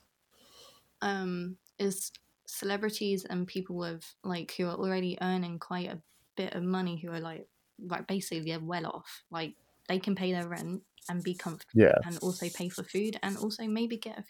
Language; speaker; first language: English; native; English